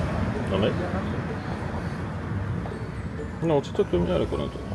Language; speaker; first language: Japanese; non-native, learner; French